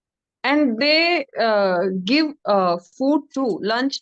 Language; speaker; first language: English; non-native, learner; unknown